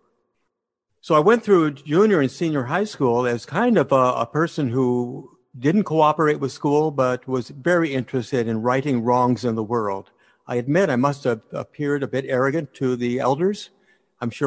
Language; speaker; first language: English; native; English